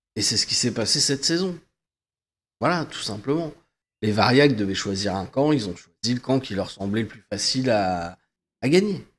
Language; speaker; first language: French; native; French